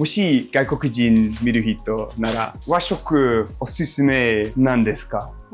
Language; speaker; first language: Japanese; non-native, learner; English